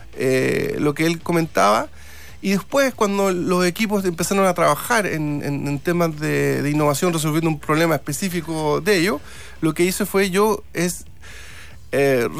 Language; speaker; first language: Spanish; native; Spanish